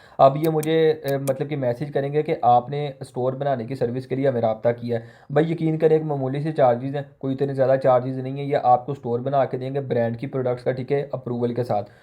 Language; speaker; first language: Urdu; non-native, local second language; Punjabi